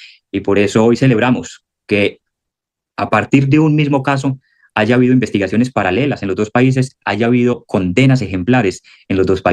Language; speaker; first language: Spanish; native; Spanish